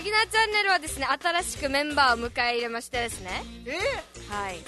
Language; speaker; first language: Japanese; native; Japanese